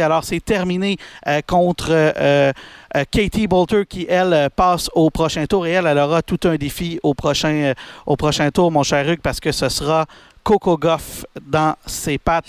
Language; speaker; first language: French; native; French